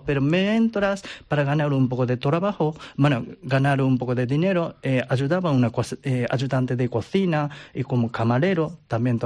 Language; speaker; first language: Spanish; non-native, learner; Japanese